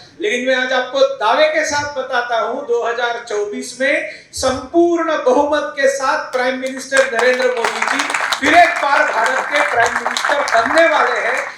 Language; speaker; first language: Hindi; non-native, local second language; Marathi